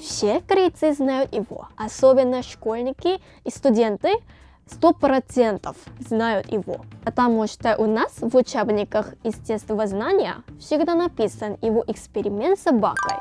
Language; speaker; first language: Russian; non-native, fluent; Korean